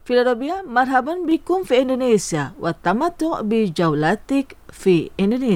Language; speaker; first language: Arabic; non-native, fluent; Indonesian